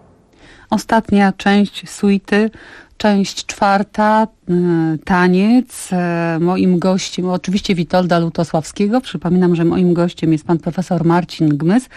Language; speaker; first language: Polish; native; Polish